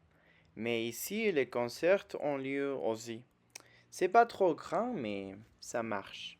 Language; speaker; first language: French; non-native, fluent; Spanish